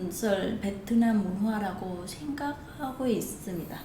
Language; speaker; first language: Korean; non-native, fluent; Vietnamese